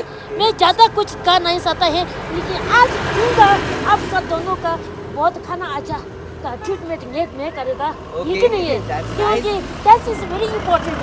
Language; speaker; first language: Hindi; non-native, local second language; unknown